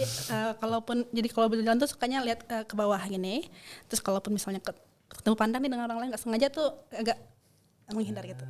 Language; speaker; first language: Indonesian; non-native, fluent; Japanese